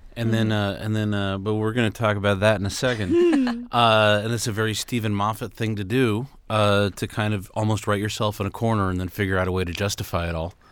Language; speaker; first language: English; native; English